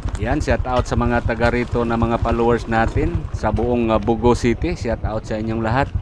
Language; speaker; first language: Filipino; non-native, local second language; Cebuano